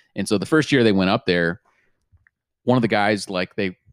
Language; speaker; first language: English; native; English